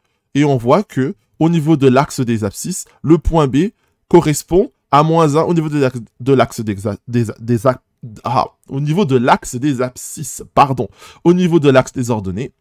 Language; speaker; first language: French; native; French